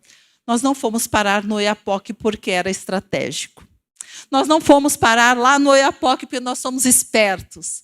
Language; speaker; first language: Portuguese; native; Portuguese